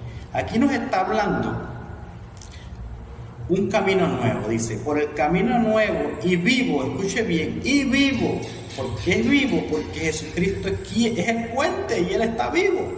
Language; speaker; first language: Spanish; native; Spanish